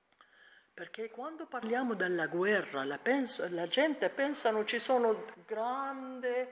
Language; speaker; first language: Italian; non-native, learner; Arabic